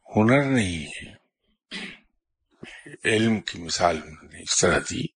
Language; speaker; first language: Urdu; native; Urdu